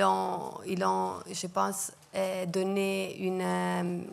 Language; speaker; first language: French; non-native, fluent; Italian